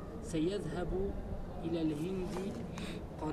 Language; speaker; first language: Arabic; non-native, learner; French